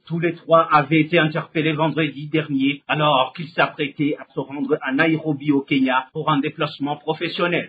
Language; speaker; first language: French; non-native, local second language; Rundi